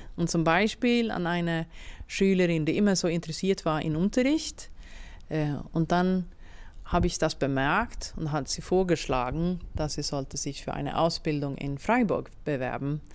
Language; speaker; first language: German; non-native, fluent; Swedish